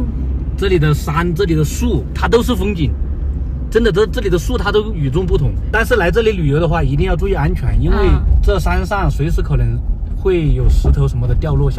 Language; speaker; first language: Chinese; native; Chinese